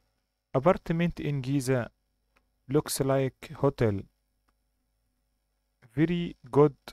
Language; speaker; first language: English; non-native, learner; Arabic